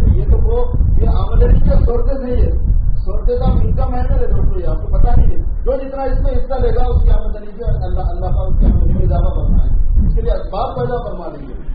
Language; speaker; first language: Urdu; native; Urdu